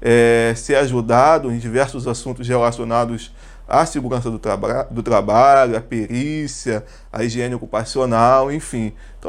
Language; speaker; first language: Portuguese; native; Portuguese